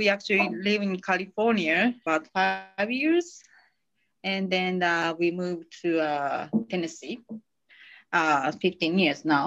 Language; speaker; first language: English; non-native, fluent; Japanese